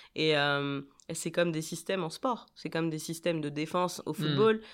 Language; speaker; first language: French; native; French